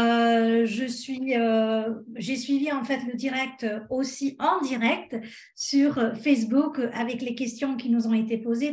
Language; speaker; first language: French; native; French